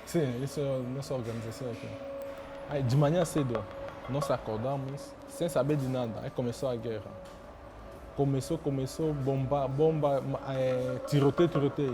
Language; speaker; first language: Portuguese; non-native, learner; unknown